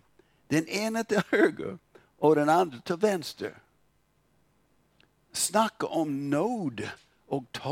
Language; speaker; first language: Swedish; non-native, fluent; English